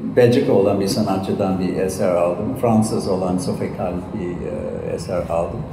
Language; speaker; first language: Turkish; non-native, fluent; Irish